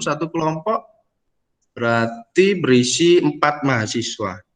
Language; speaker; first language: Indonesian; native; Indonesian